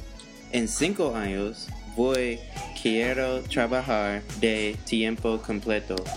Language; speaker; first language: Spanish; non-native, learner; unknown